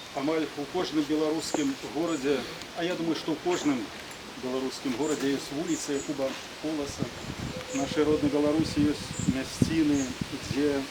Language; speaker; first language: Belarusian; native; Belarusian